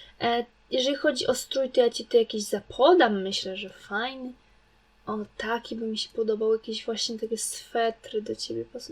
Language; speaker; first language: Polish; native; Polish